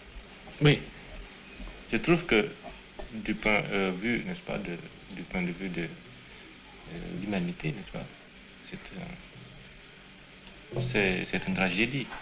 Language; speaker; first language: French; non-native, fluent; Indonesian